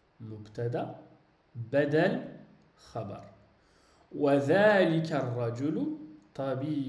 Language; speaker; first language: Arabic; non-native, fluent; French